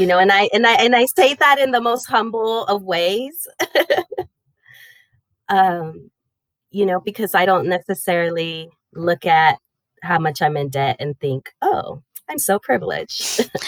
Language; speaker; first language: English; early bilingual, other home language; Spanish